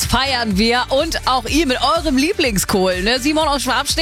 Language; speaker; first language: German; native; German